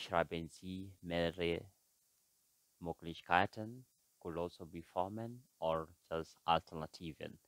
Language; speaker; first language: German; non-native, fluent; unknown